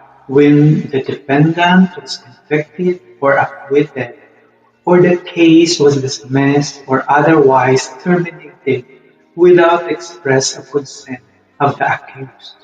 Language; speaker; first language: English; non-native, local second language; Filipino